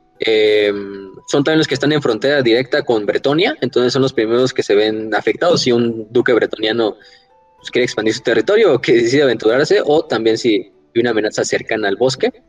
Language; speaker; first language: Spanish; native; Spanish